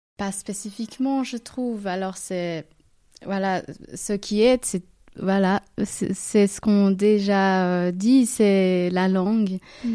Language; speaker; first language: French; non-native, local second language; Tamil